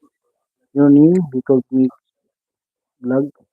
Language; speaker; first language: English; non-native, learner; Bikol